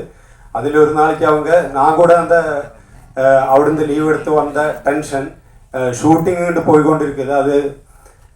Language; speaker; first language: Tamil; non-native, learner; Malayalam